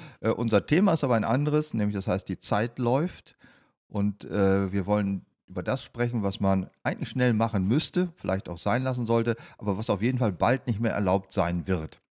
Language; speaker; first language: German; native; German